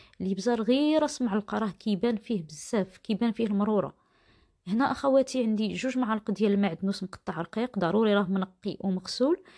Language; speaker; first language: Arabic; native; Arabic